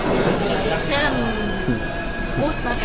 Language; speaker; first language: Russian; non-native, learner; Chinese